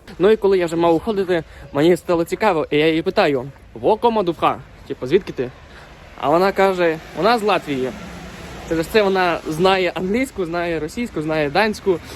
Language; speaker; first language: Ukrainian; native; Ukrainian